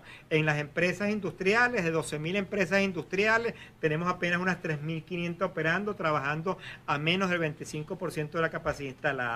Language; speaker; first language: Spanish; native; Spanish